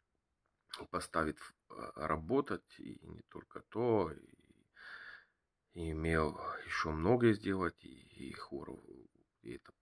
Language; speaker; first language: Russian; non-native, learner; Bulgarian